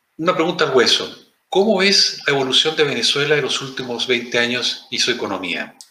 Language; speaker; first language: Spanish; native; Spanish